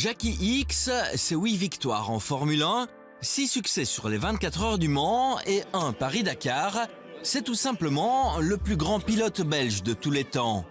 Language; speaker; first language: French; native; French